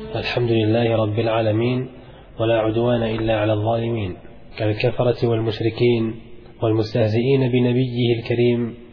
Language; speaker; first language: Arabic; native; Arabic